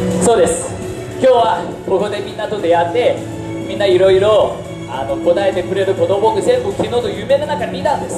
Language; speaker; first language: Japanese; non-native, fluent; Chinese